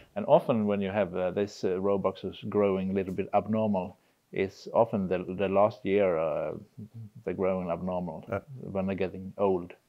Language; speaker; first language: English; non-native, fluent; Swedish